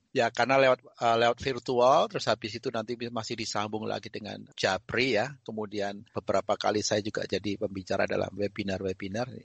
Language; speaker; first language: Indonesian; native; Indonesian